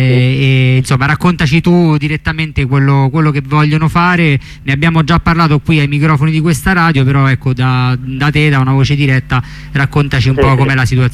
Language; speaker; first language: Italian; native; Italian